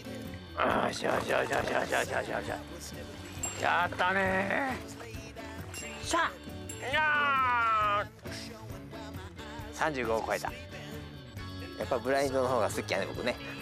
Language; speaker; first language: Japanese; native; Japanese